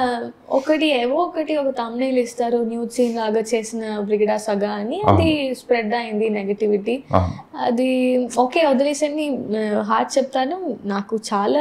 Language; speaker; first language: Telugu; non-native, learner; Tamil